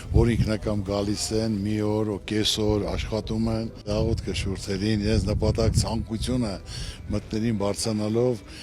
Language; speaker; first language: Armenian; native; Armenian